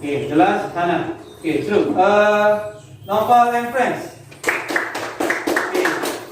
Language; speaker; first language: English; non-native, learner; Indonesian